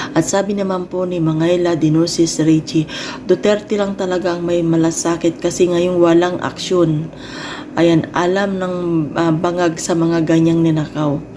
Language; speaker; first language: Filipino; non-native, local second language; Cebuano